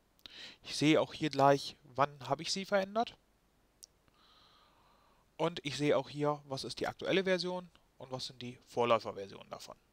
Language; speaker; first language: German; native; German